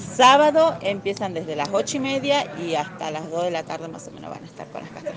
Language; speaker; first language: Spanish; native; Spanish